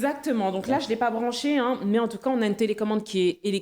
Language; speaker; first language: French; non-native, local second language; Haitian Creole